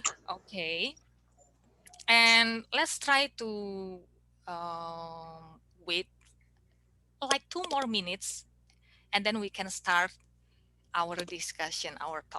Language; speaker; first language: English; non-native, fluent; Indonesian